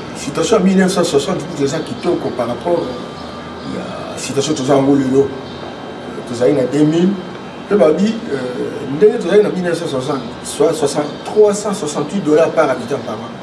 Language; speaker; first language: Lingala; non-native, local second language; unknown